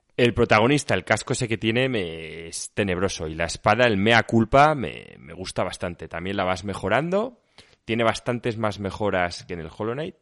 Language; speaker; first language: Spanish; native; Spanish